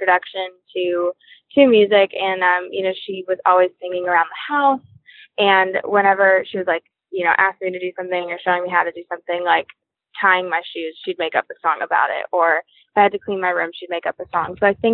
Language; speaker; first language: English; native; English